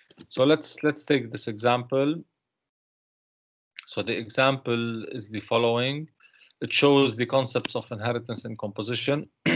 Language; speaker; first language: English; non-native, local second language; Arabic